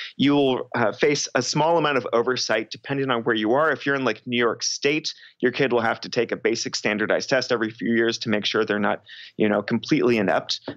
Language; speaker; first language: English; native; English